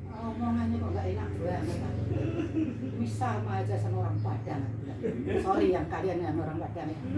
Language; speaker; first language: Indonesian; non-native, local second language; Javanese